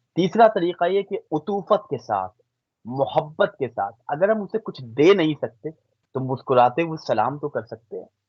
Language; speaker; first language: Urdu; native; Urdu